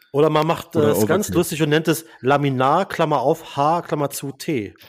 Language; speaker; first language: German; native; German